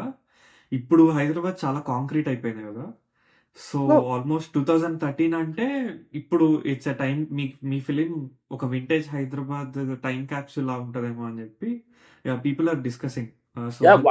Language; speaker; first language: Telugu; native; Telugu